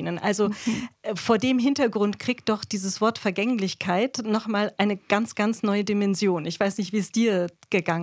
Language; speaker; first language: German; native; German